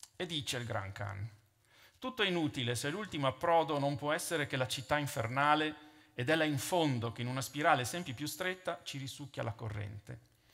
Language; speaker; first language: Italian; native; Italian